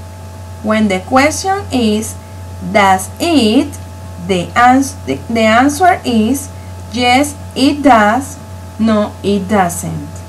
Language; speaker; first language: English; non-native, local second language; Spanish